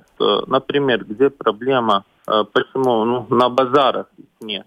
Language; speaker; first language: Russian; non-native, local second language; Latvian